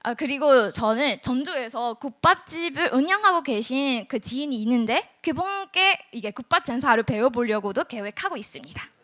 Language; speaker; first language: Korean; non-native, fluent; Burmese